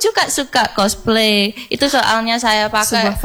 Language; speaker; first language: Indonesian; early bilingual, heritage; Indonesian